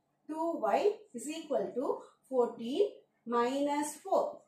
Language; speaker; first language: English; non-native, local second language; Tamil